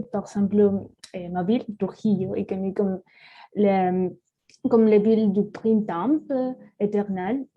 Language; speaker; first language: French; non-native, learner; Spanish